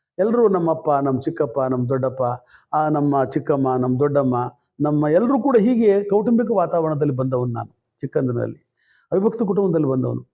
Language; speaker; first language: Kannada; native; Kannada